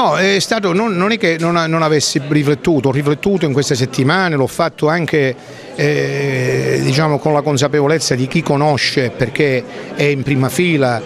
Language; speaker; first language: Italian; native; Italian